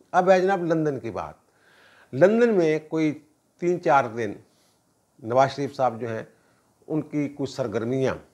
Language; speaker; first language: Urdu; non-native, local second language; Punjabi